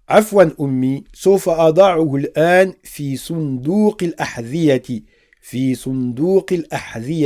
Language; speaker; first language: Arabic; non-native, fluent; French